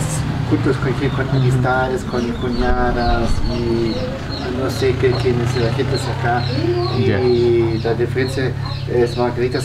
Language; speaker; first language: Spanish; non-native, learner; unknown